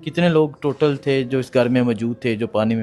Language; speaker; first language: Urdu; native; Urdu